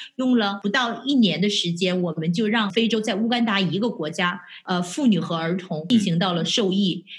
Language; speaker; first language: Chinese; native; Chinese